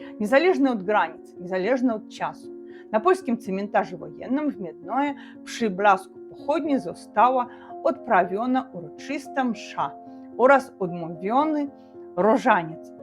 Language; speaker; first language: Polish; non-native, learner; Russian